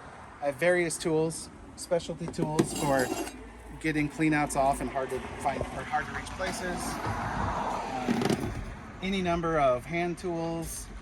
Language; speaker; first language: English; native; English